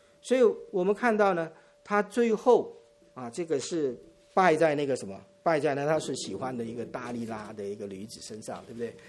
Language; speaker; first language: Chinese; non-native, local second language; Cantonese